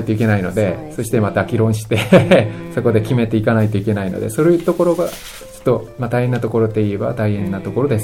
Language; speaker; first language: Japanese; non-native, fluent; Korean